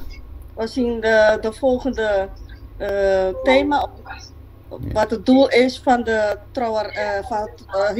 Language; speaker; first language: Dutch; non-native, local second language; Papiamento